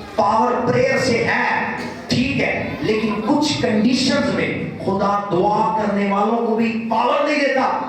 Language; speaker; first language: Urdu; non-native, local second language; Punjabi